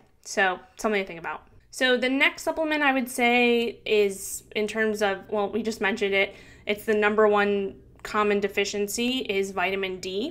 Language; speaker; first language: English; native; English